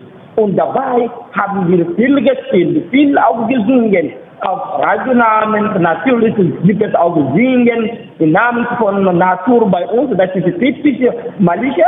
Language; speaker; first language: German; non-native, learner; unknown